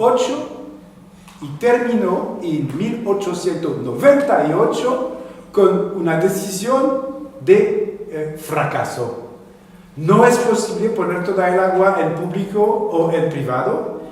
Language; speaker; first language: Spanish; non-native, fluent; French